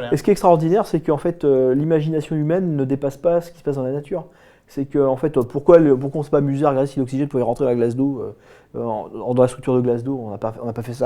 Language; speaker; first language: French; native; French